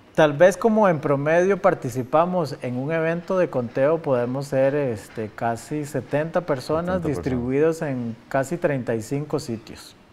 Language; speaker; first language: Spanish; native; Spanish